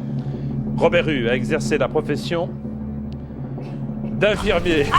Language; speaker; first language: French; native; French